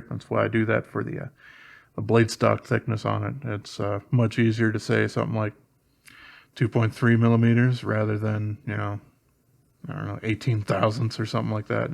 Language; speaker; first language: English; native; English